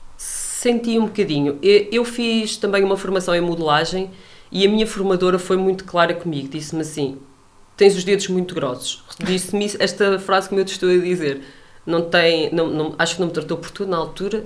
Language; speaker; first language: Portuguese; native; Portuguese